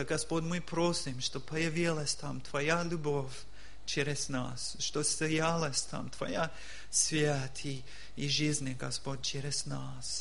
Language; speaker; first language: Russian; non-native, learner; English